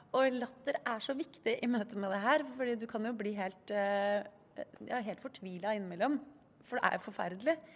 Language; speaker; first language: Norwegian; native; Norwegian